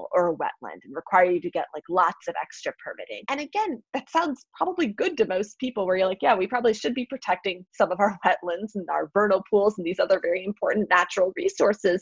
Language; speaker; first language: English; native; English